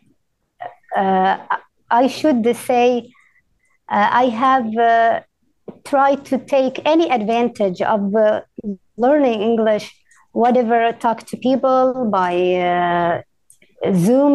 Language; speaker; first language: English; non-native, fluent; Arabic